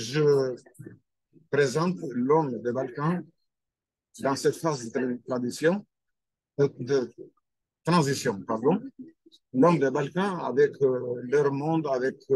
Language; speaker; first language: French; non-native, fluent; Albanian